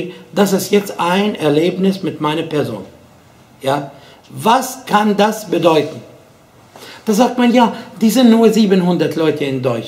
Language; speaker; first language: German; non-native, fluent; Arabic